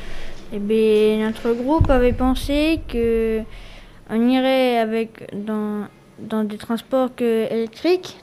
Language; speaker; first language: French; early bilingual, heritage; French